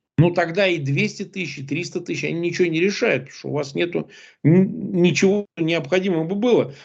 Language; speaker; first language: Russian; native; Russian